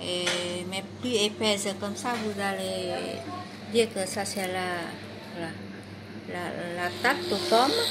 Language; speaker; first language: French; non-native, fluent; Vietnamese